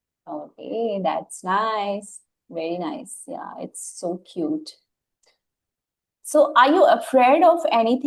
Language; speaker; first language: English; non-native, fluent; Hindi